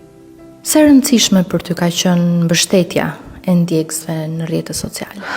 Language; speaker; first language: Albanian; native; Albanian